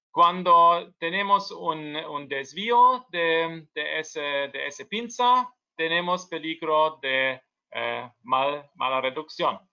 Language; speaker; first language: Spanish; non-native, learner; German